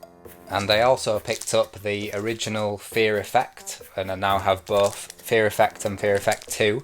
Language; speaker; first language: English; native; English